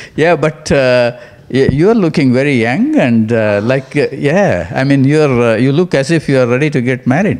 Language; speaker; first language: English; non-native, local second language; Kannada